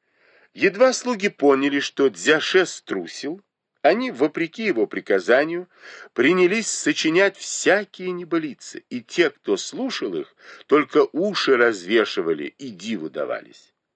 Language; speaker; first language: Russian; native; Russian